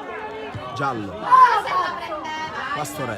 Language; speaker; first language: Italian; native; Italian